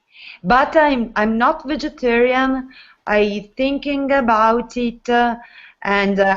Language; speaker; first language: English; non-native, learner; Italian